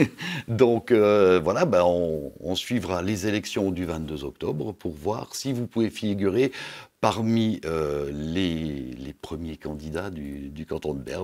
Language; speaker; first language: French; native; French